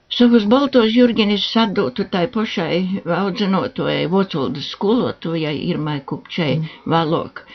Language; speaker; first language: Latvian; native; Latvian